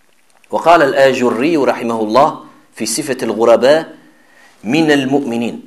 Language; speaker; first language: Arabic; non-native, fluent; French